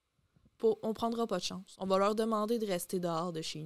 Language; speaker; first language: French; native; French